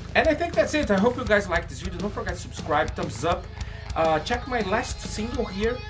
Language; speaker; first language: English; non-native, fluent; Portuguese